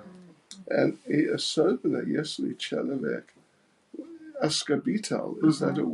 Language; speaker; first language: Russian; non-native, learner; English